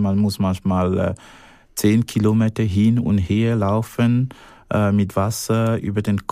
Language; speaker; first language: German; non-native, fluent; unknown